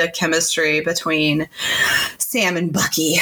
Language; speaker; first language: English; native; English